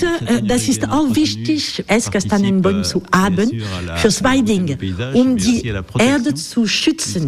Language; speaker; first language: German; non-native, learner; French